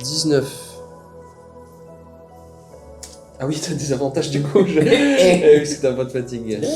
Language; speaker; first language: French; native; French